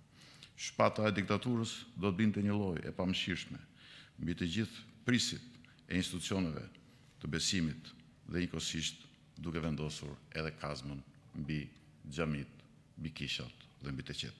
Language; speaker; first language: Albanian; native; Albanian